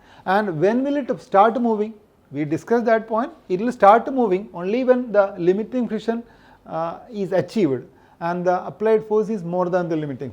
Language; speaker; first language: English; non-native, local second language; Malayalam